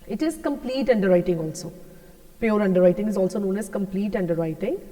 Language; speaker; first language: English; non-native, local second language; Punjabi